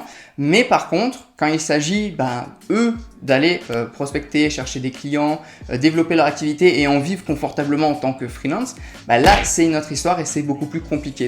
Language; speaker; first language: French; native; French